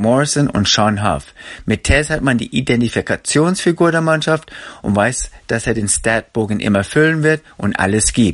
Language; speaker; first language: German; native; German